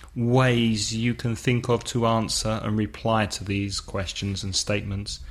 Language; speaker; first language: English; native; English